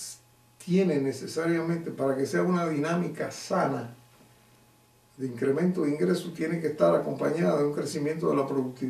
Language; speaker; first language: Spanish; native; Spanish